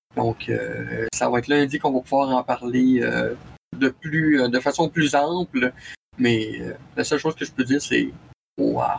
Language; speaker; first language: French; native; French